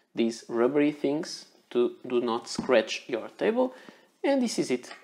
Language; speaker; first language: English; non-native, fluent; Portuguese